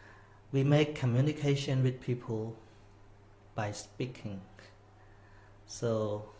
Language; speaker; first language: English; non-native, fluent; Khmer